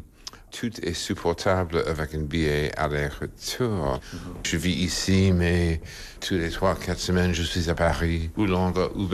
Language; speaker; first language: French; non-native, fluent; English